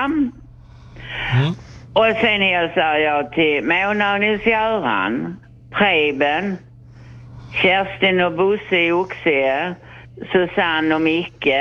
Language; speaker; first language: Swedish; native; Swedish